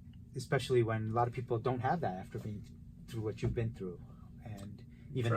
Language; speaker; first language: English; native; English